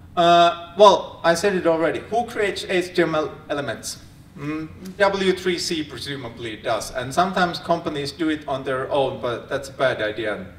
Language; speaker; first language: English; non-native, fluent; Finnish